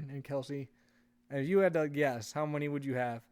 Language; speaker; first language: English; native; English